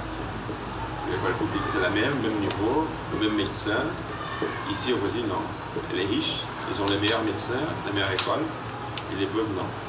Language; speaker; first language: French; non-native, fluent; Portuguese